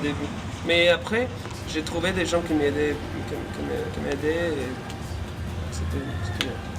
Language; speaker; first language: French; non-native, learner; Spanish